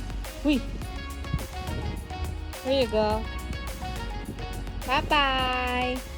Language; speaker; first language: English; non-native, learner; Filipino